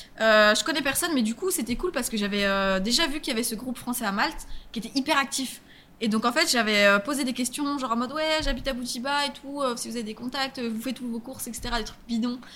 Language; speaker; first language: French; native; French